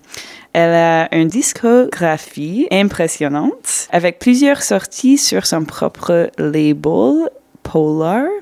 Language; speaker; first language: French; non-native, fluent; English